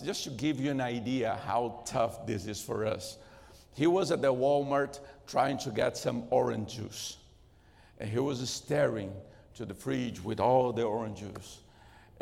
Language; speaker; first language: English; non-native, fluent; Portuguese